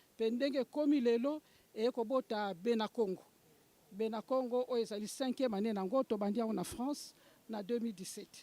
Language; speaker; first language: Lingala; non-native, local second language; Kongo